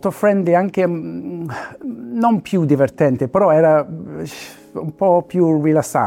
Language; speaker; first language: Italian; non-native, fluent; English